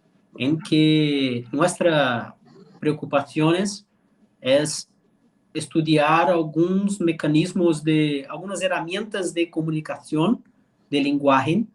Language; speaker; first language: Spanish; non-native, learner; Portuguese